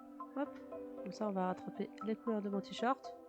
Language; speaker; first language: French; native; French